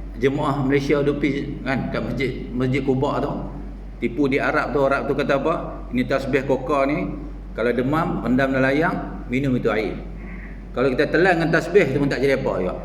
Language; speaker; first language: Malay; native; Malay